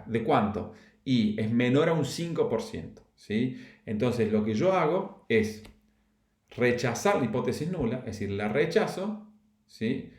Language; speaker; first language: Spanish; native; Spanish